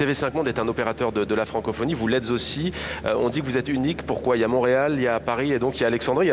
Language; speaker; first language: French; native; French